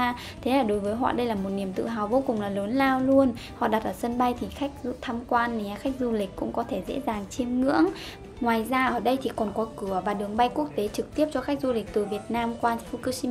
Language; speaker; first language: Vietnamese; native; Vietnamese